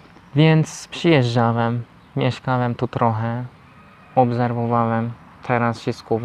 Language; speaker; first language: Polish; non-native, learner; Turkish